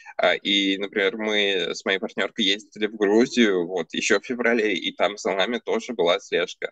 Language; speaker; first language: Russian; early bilingual, other home language; Armenian